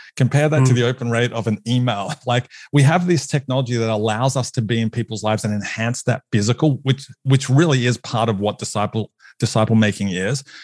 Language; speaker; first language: English; native; English